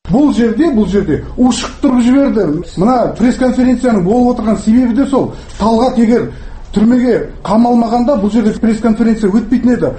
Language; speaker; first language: Kazakh; native; Kazakh